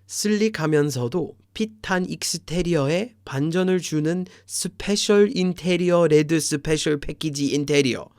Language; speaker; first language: Korean; non-native, fluent; English